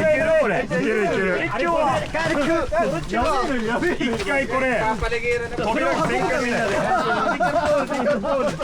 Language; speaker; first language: Japanese; native; Japanese